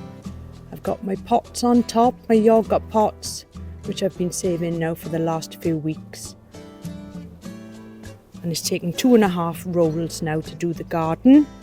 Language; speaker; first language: English; native; English